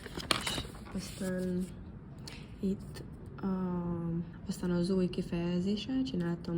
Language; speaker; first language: Hungarian; non-native, learner; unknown